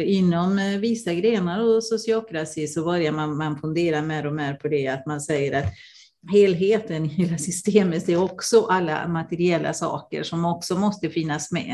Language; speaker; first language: Swedish; non-native, fluent; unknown